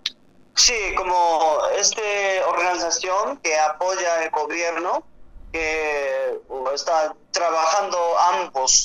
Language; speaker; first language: Spanish; non-native, learner; Korean